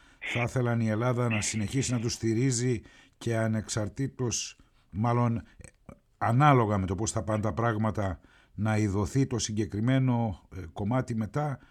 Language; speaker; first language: Greek; native; Greek